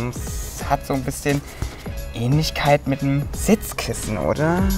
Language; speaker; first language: German; native; German